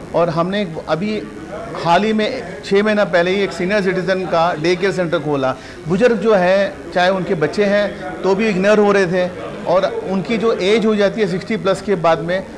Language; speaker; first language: Hindi; non-native, local second language; Punjabi